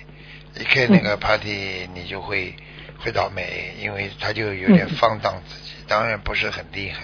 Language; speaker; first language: Chinese; native; Chinese